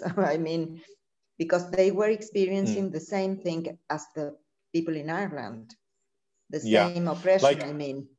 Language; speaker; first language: English; non-native, learner; Spanish